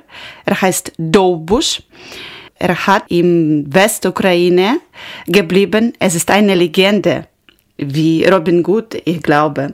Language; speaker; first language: German; non-native, learner; Ukrainian